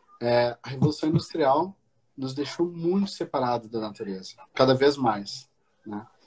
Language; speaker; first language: Portuguese; native; Portuguese